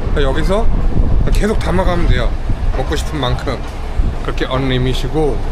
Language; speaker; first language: Korean; native; Korean